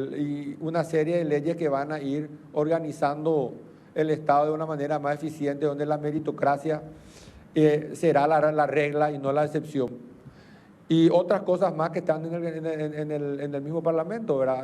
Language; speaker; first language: Spanish; native; Spanish